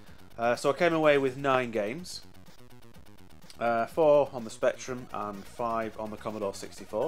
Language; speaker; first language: English; native; English